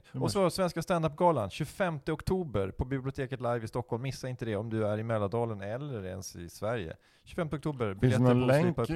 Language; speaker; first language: Swedish; native; Swedish